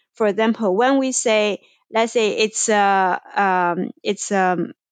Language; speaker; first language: English; non-native, fluent; Chinese